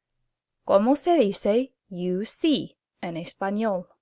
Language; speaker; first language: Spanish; non-native, fluent; English